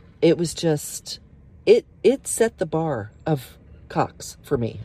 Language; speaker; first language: English; native; English